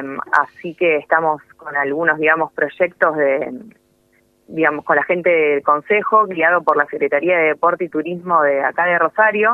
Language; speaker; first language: Spanish; native; Spanish